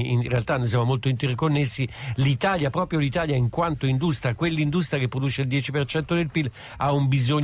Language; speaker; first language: Italian; native; Italian